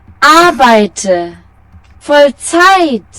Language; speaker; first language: German; non-native, learner; Bangla